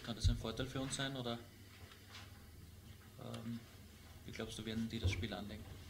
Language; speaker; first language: German; native; German